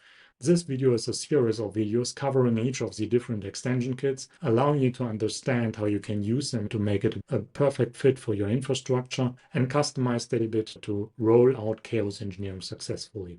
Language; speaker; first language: English; non-native, fluent; German